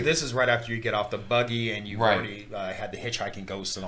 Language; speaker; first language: English; native; English